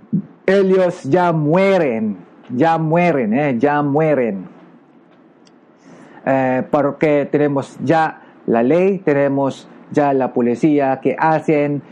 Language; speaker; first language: Spanish; non-native, learner; Filipino